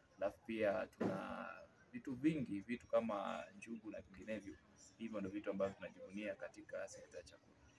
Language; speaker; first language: Swahili; non-native, local second language; Luyia